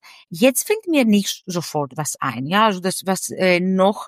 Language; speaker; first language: German; non-native, fluent; Greek